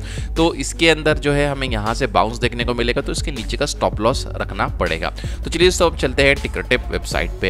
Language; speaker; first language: Hindi; native; Hindi